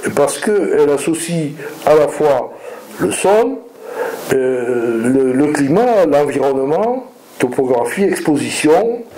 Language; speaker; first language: French; native; French